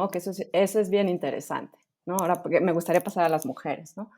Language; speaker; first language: Spanish; native; Spanish